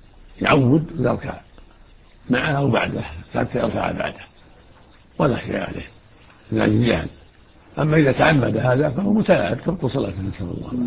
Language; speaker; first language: Arabic; native; Arabic